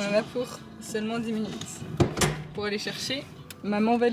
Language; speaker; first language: French; native; French